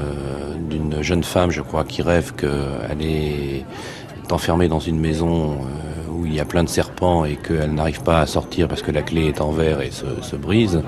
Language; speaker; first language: French; native; French